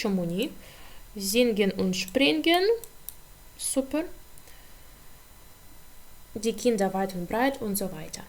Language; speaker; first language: German; non-native, learner; Ukrainian